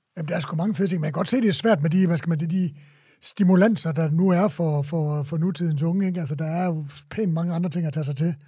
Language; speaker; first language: Danish; native; Danish